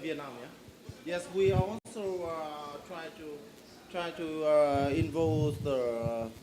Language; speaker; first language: English; non-native, learner; Vietnamese